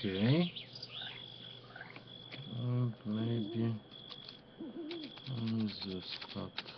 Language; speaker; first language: English; non-native, learner; Ukrainian